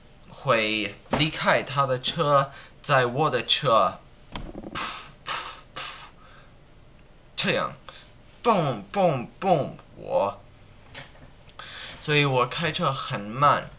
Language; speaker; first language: Chinese; non-native, learner; English